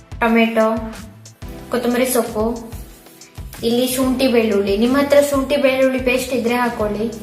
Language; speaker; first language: Kannada; native; Kannada